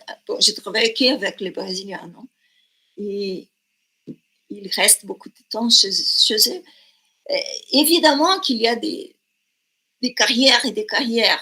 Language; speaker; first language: French; non-native, fluent; Portuguese